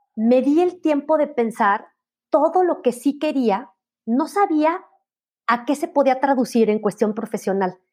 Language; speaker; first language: Spanish; native; Spanish